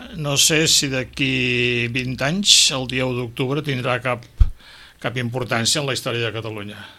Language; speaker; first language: Catalan; native; Catalan